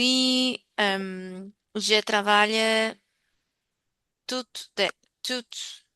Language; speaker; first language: French; non-native, learner; Spanish